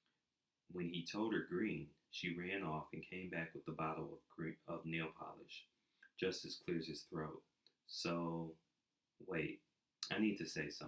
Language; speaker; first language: English; native; English